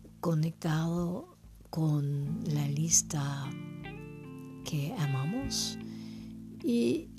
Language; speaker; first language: Spanish; non-native, fluent; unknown